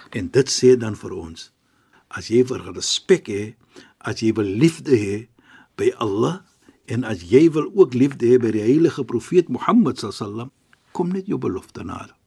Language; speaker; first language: Afrikaans; non-native, fluent; Arabic